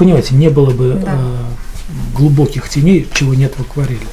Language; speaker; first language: Russian; native; Russian